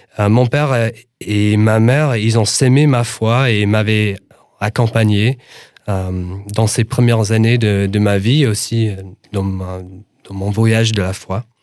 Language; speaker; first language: French; non-native, fluent; English